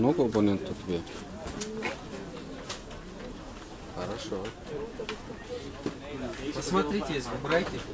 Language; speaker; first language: Russian; non-native, learner; Turkish